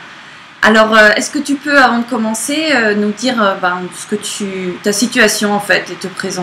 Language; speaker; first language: French; native; French